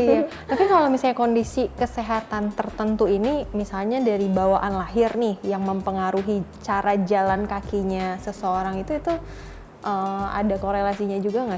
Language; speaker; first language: Indonesian; native; Indonesian